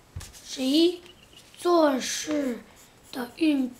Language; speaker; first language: Chinese; early bilingual, heritage; English